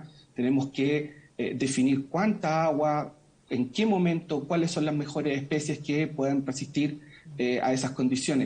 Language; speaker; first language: Spanish; native; Spanish